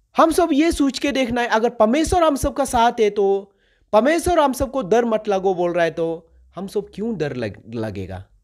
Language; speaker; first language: Hindi; non-native, local second language; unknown